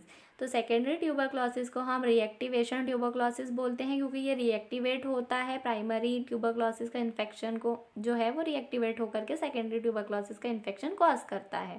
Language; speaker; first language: Hindi; native; Hindi